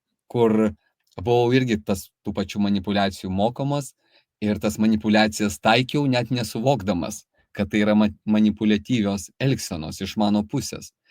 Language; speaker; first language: Lithuanian; native; Lithuanian